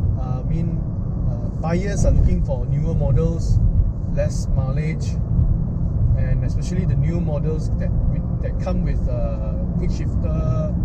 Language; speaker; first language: English; non-native, local second language; Min Nan Chinese